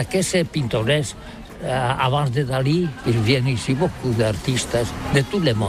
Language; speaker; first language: French; non-native, local second language; Catalan